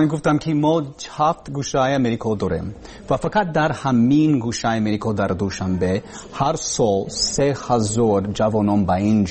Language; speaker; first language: Persian; non-native, learner; English